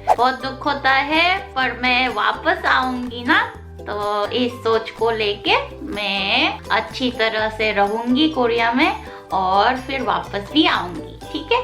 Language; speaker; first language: Hindi; non-native, local second language; Korean